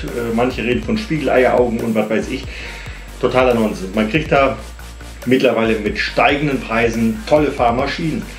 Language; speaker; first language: German; native; German